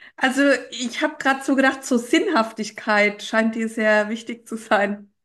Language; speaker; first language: German; native; German